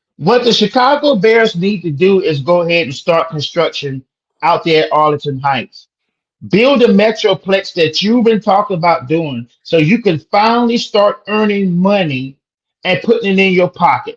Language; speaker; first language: English; native; English